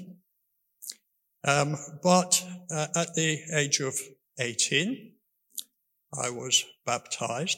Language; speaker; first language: English; native; English